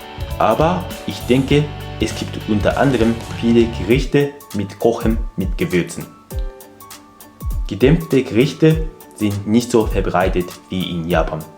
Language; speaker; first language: German; non-native, fluent; Japanese